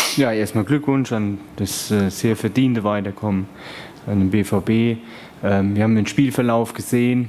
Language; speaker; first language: German; native; German